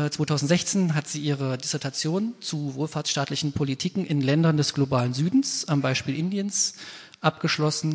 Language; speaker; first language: German; native; German